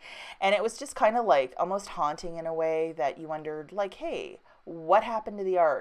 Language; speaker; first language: English; native; English